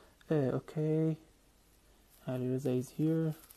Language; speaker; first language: English; non-native, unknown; Persian